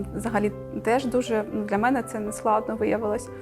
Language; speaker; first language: Ukrainian; native; Ukrainian